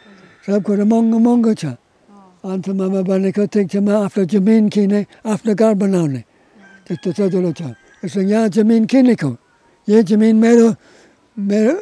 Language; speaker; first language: Nepali; non-native, learner; English